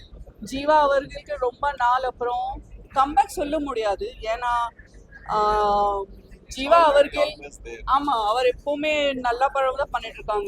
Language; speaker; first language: Tamil; non-native, fluent; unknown